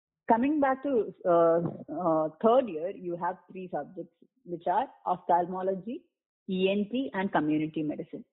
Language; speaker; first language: English; non-native, local second language; Malayalam